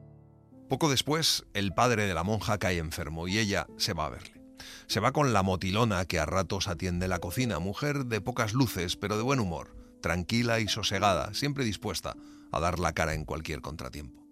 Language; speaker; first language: Spanish; native; Spanish